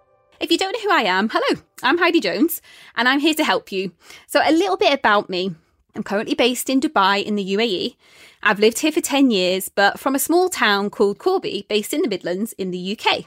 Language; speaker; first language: English; native; English